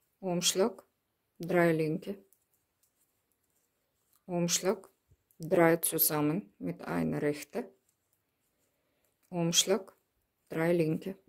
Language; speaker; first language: German; non-native, learner; Russian